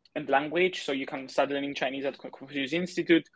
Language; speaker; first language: English; non-native, fluent; Greek